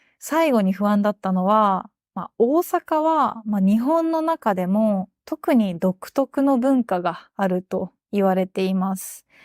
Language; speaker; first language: Japanese; native; Japanese